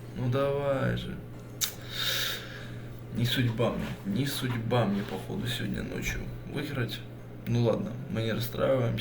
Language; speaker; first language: Russian; native; Russian